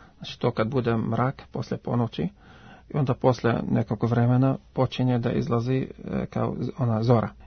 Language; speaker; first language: Serbian; non-native, fluent; Arabic